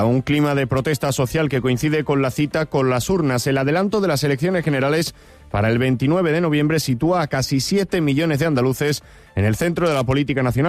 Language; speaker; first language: Spanish; native; Spanish